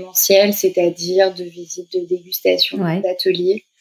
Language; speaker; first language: French; native; French